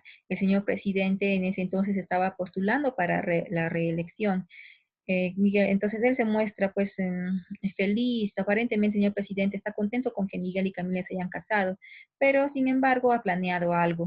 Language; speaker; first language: Spanish; native; Spanish